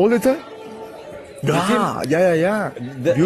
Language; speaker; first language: English; non-native, learner; Spanish